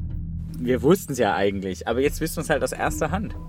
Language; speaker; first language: German; native; German